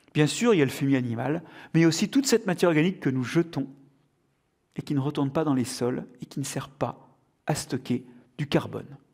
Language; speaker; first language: French; native; French